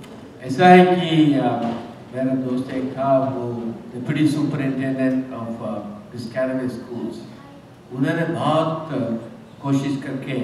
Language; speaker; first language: Hindi; non-native, local second language; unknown